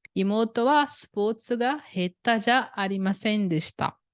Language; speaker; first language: Japanese; non-native, fluent; Portuguese